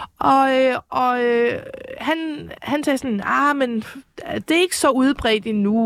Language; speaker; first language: Danish; native; Danish